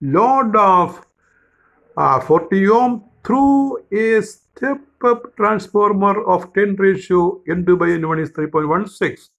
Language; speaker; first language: English; non-native, local second language; Malayalam